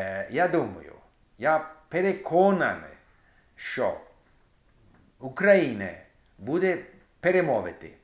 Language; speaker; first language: Ukrainian; non-native, learner; English